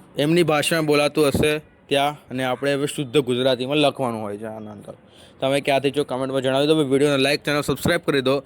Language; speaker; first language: Gujarati; non-native, local second language; Marathi